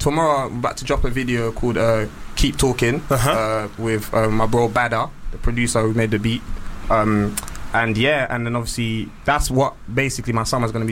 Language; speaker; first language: English; native; English